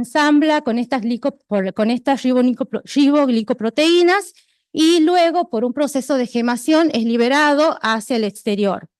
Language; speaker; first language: Spanish; native; Spanish